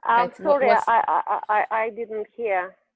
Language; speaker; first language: English; non-native, learner; Russian